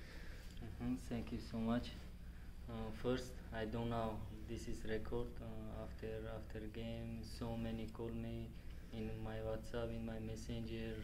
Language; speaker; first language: English; non-native, learner; Tajik